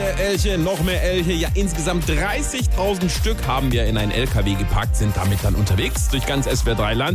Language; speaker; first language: German; native; German